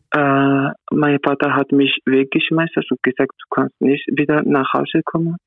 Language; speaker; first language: German; non-native, learner; Arabic